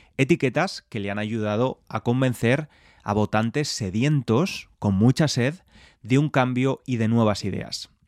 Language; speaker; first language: Spanish; native; Spanish